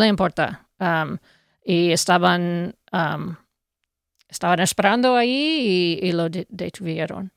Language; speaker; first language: Spanish; non-native, fluent; English